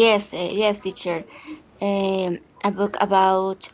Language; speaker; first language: English; non-native, learner; Spanish